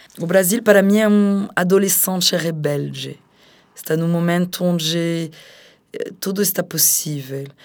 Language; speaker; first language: Portuguese; non-native, fluent; French